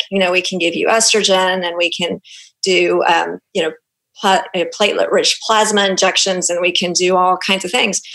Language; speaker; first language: English; native; English